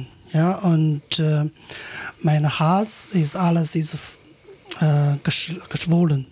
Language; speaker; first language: German; non-native, learner; Chinese